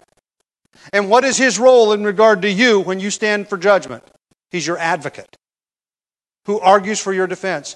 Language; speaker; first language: English; native; English